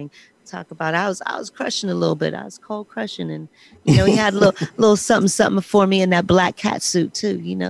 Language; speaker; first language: English; native; English